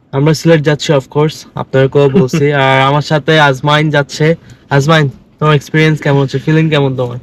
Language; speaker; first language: Bangla; early bilingual, heritage; Bangla